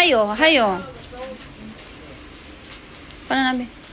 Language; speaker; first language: Chinese; non-native, learner; Indonesian